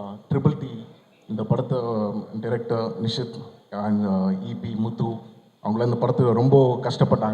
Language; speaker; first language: Tamil; native; Tamil